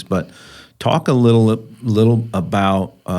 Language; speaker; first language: English; native; English